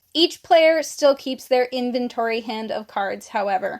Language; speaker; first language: English; native; English